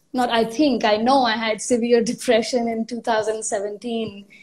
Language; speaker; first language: English; non-native, local second language; Hindi